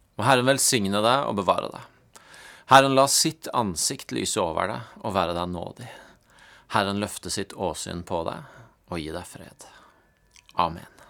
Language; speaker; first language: Norwegian; native; Norwegian